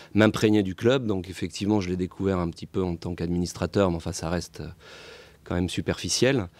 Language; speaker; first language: French; native; French